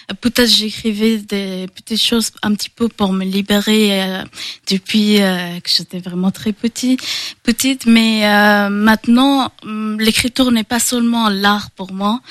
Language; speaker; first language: French; non-native, fluent; Persian